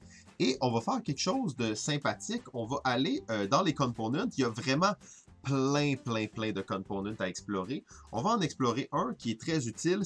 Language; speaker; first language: French; native; French